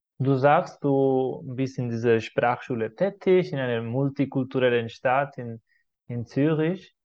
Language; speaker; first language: German; non-native, fluent; Spanish